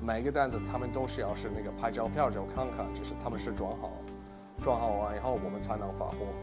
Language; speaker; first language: Chinese; non-native, fluent; English